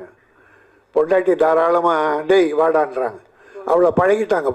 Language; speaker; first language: Tamil; native; Tamil